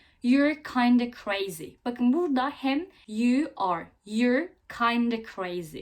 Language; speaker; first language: English; non-native, fluent; Turkish